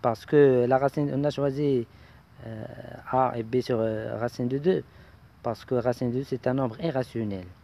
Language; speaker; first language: French; non-native, local second language; Arabic